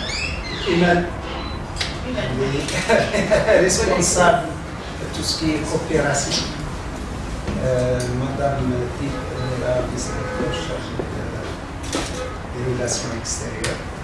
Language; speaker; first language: French; non-native, local second language; Arabic